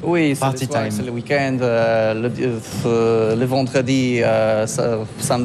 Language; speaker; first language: French; non-native, learner; Polish